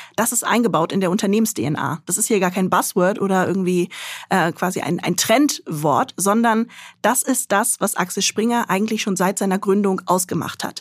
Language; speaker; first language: German; early bilingual, other home language; Arabic